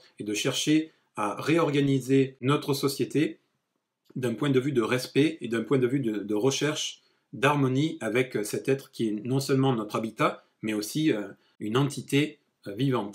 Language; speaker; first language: French; native; French